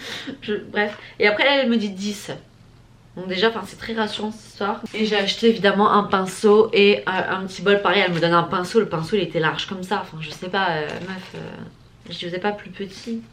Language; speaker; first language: French; native; French